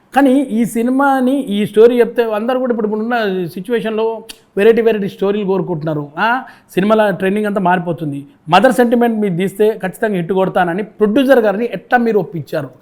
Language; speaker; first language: Telugu; native; Telugu